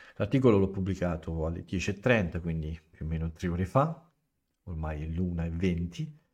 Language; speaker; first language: Italian; native; Italian